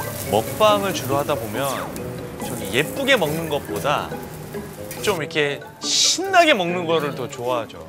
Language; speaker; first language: Korean; native; Korean